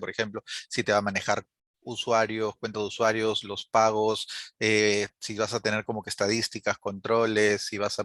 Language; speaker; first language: Spanish; native; Spanish